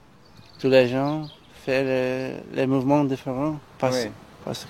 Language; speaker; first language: French; non-native, learner; Spanish